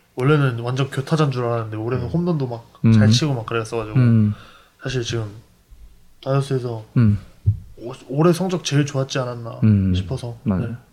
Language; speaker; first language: Korean; native; Korean